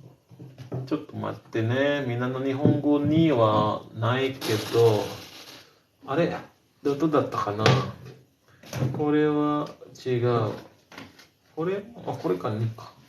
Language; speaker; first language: Japanese; non-native, fluent; Indonesian